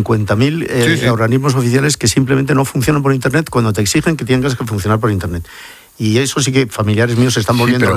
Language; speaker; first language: Spanish; native; Spanish